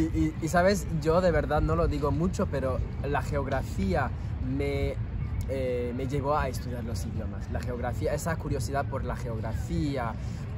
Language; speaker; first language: Spanish; non-native, fluent; French